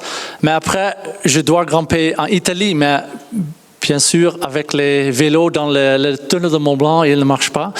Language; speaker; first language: French; non-native, learner; Dutch